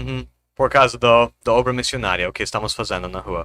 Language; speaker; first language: Portuguese; non-native, fluent; English